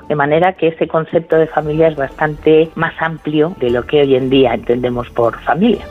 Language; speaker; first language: Spanish; native; Spanish